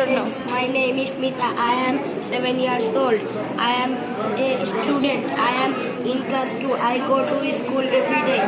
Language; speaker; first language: English; non-native, learner; Bangla